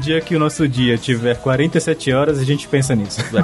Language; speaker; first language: Portuguese; native; Portuguese